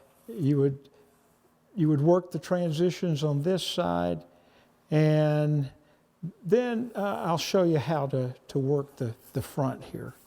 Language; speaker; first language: English; native; English